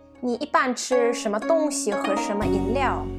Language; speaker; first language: Chinese; non-native, learner; Russian